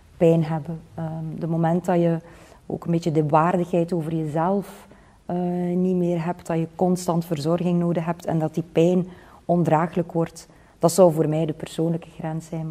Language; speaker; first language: Dutch; native; Dutch